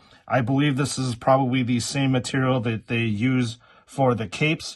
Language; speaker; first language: English; native; English